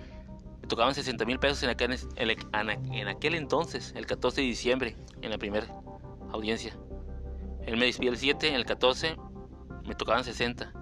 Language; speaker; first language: Spanish; native; Spanish